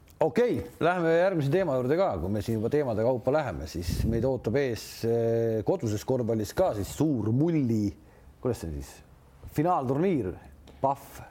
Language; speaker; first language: Estonian; native; Estonian